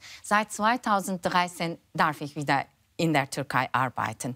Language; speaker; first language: German; non-native, fluent; Turkish